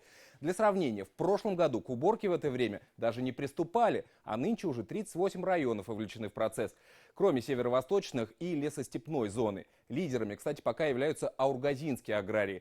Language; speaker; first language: Russian; native; Russian